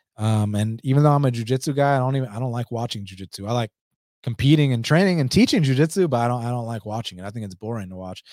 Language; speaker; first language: English; early bilingual, other home language; Spanish